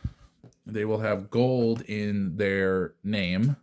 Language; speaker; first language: English; native; English